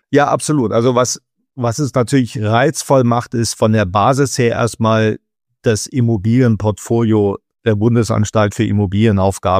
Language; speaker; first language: German; native; German